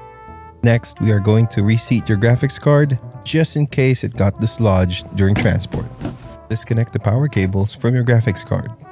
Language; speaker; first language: English; native; English